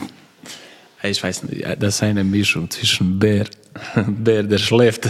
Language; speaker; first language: German; non-native, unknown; Croatian